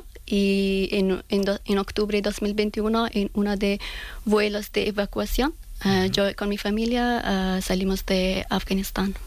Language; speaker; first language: Spanish; non-native, learner; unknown